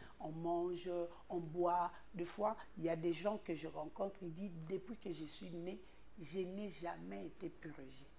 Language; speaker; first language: French; non-native, local second language; Lingala